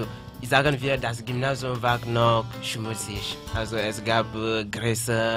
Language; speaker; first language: German; non-native, fluent; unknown